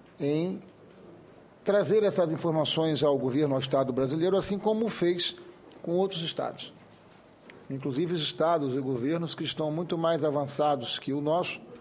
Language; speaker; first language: Portuguese; native; Portuguese